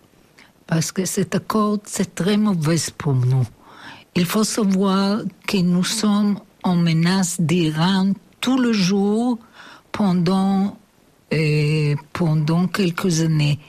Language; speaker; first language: French; non-native, learner; Hebrew